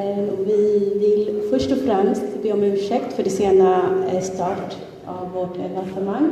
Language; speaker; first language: Swedish; early bilingual, other home language; Somali